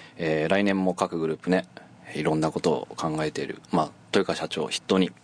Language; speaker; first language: Japanese; native; Japanese